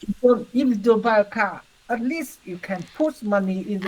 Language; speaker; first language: English; non-native, learner; Vietnamese